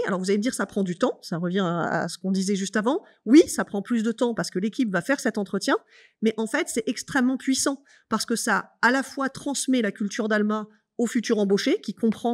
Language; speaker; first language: French; native; French